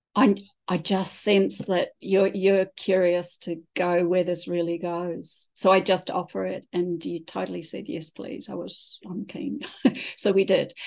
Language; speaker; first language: English; native; English